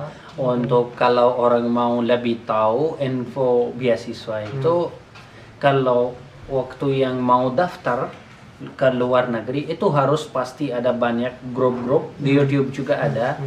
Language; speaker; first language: Indonesian; non-native, learner; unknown